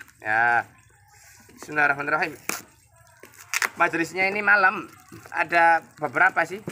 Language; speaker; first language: Indonesian; native; Indonesian